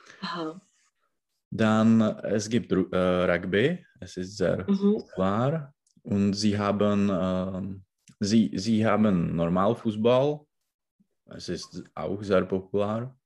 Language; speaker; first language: German; non-native, learner; Czech